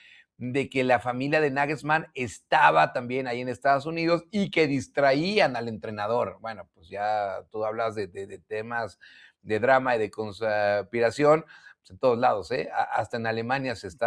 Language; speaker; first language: Spanish; native; Spanish